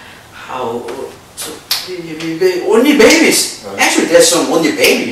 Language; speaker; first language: English; non-native, learner; Korean